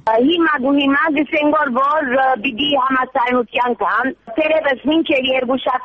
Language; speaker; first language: Armenian; early bilingual, heritage; Armenian